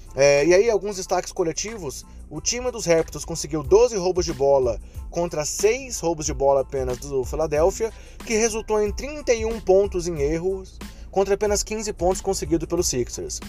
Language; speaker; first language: Portuguese; native; Portuguese